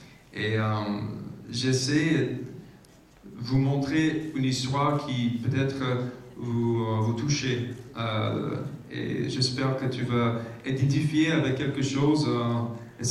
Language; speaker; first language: French; non-native, fluent; English